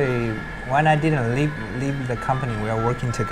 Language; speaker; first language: English; non-native, learner; Chinese